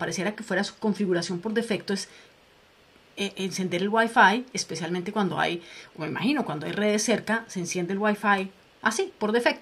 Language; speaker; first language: Spanish; native; Spanish